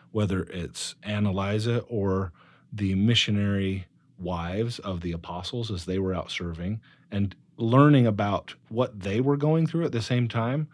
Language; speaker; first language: English; native; English